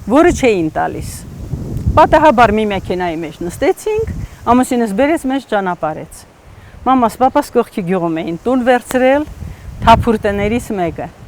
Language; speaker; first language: Armenian; native; Armenian